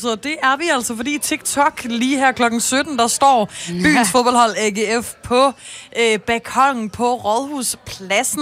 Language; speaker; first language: Danish; native; Danish